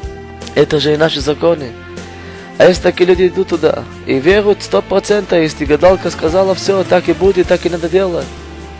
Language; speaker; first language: Russian; non-native, learner; Hebrew